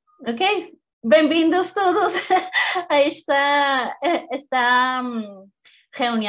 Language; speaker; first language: Portuguese; non-native, fluent; Spanish